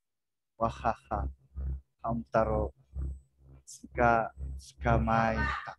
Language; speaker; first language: Japanese; non-native, learner; English